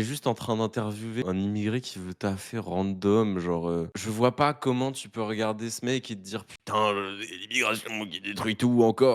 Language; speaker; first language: French; native; French